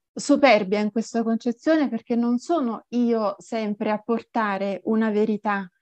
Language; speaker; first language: Italian; native; Italian